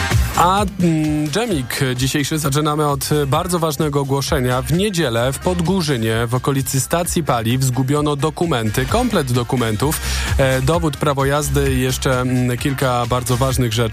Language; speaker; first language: Polish; native; Polish